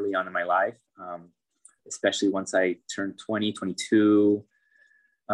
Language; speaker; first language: English; native; English